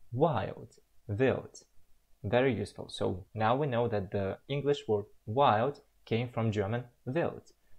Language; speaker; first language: English; non-native, fluent; Russian